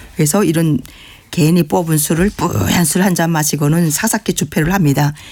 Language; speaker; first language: Korean; native; Korean